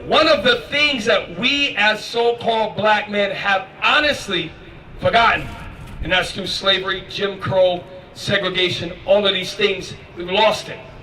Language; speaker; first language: English; native; English